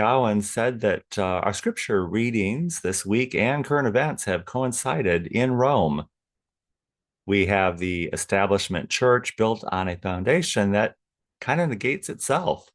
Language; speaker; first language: English; native; English